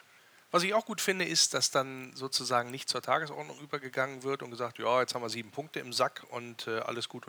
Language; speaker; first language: German; native; German